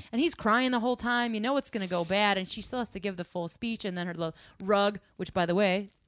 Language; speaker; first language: English; native; English